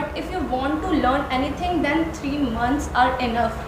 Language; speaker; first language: English; non-native, learner; Hindi